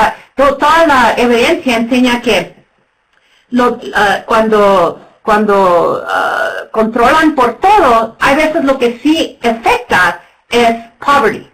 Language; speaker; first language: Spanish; non-native, fluent; English